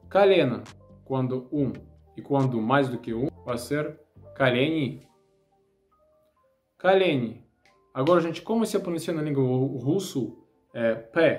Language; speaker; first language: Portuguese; non-native, learner; Russian